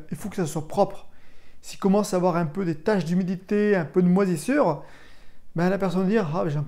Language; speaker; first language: French; native; French